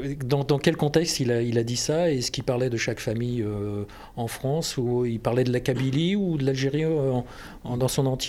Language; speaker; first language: French; native; French